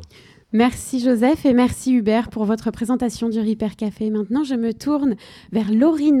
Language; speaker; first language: French; native; French